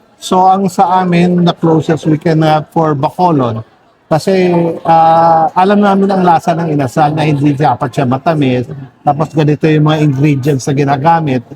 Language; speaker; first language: Filipino; non-native, local second language; Hiligaynon